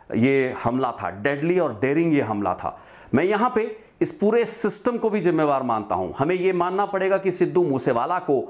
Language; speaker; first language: Hindi; non-native, local second language; Punjabi